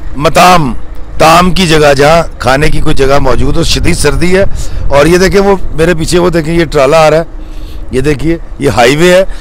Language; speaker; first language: Urdu; non-native, local second language; Punjabi